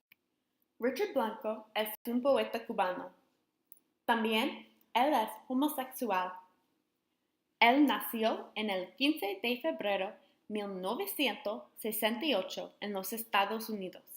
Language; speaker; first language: Spanish; non-native, learner; English